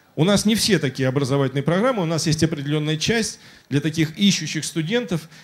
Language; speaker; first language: Russian; native; Russian